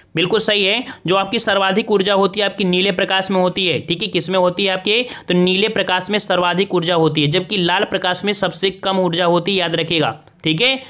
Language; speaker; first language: Hindi; native; Hindi